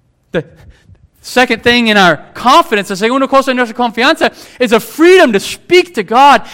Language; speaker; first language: English; native; English